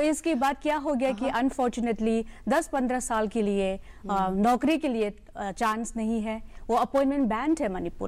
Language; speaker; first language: Hindi; non-native, local second language; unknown